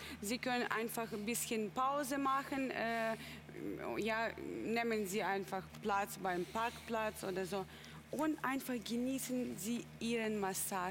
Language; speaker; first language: German; non-native, learner; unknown